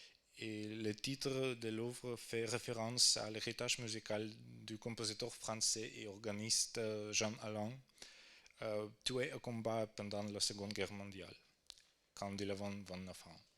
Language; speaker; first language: French; non-native, fluent; Ukrainian